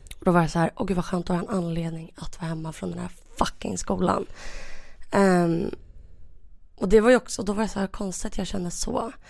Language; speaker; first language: Swedish; early bilingual, other home language; Russian